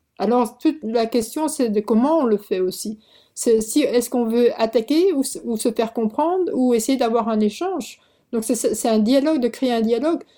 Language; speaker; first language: French; early bilingual, other home language; Korean